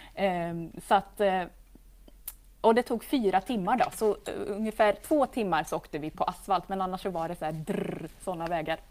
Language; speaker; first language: Swedish; native; Swedish